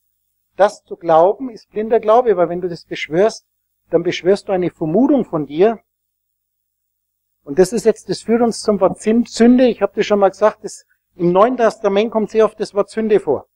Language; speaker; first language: German; native; German